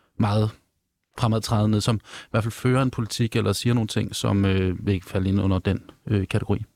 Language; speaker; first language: Danish; native; Danish